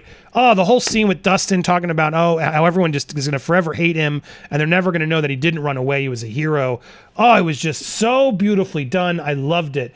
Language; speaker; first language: English; native; English